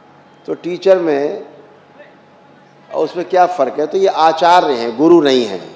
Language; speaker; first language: Hindi; native; Hindi